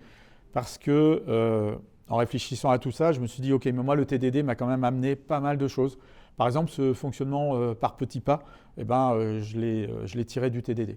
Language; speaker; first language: French; native; French